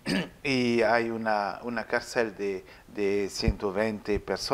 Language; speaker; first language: Spanish; non-native, learner; French